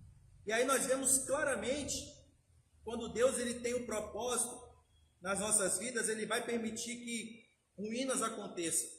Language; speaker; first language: Portuguese; native; Portuguese